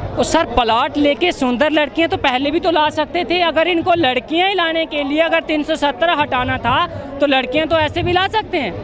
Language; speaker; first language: Hindi; native; Hindi